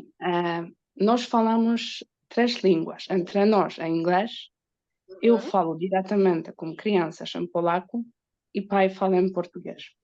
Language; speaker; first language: Portuguese; non-native, learner; Polish